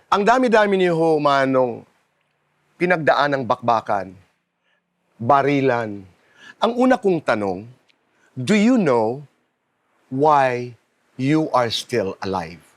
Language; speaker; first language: Filipino; native; Filipino